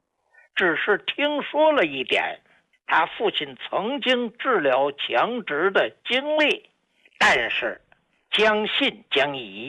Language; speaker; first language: Chinese; native; Chinese